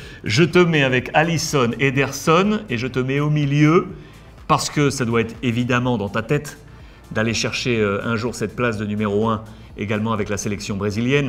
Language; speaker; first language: French; native; French